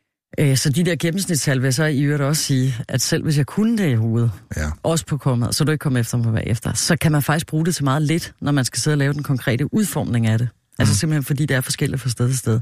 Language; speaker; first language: Danish; native; Danish